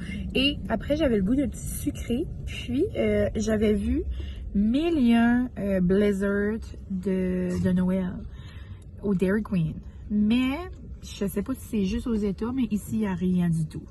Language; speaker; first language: French; native; French